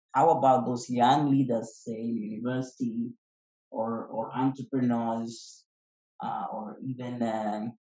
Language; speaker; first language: English; non-native, local second language; Kikuyu